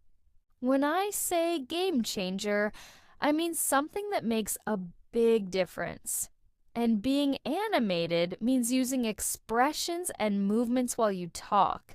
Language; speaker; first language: English; non-native, fluent; Spanish